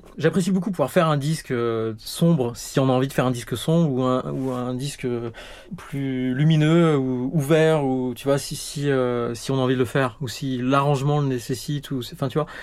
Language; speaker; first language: French; native; French